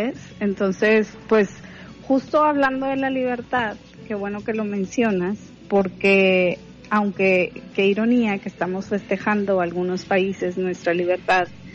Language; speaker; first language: Spanish; native; Spanish